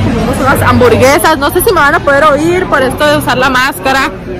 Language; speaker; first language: Spanish; early bilingual, heritage; Spanish